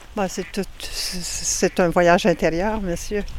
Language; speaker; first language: French; native; French